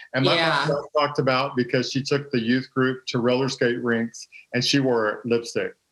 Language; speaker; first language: English; native; English